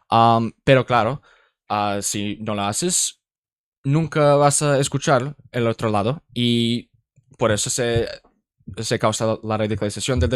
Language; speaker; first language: Spanish; non-native, learner; English